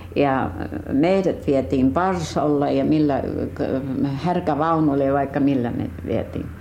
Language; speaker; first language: Finnish; early bilingual, heritage; Finnish